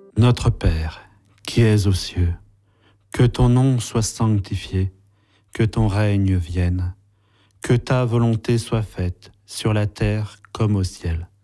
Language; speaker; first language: French; native; French